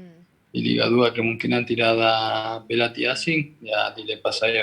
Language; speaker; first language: Indonesian; non-native, fluent; Spanish